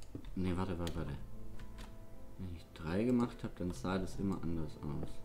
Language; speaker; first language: German; native; German